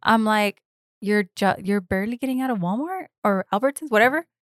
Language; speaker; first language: English; early bilingual, other home language; Spanish